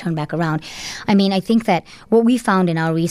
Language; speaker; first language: English; non-native, local second language; Tamil